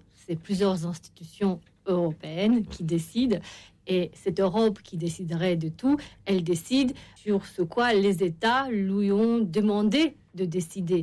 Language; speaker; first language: French; non-native, fluent; Romanian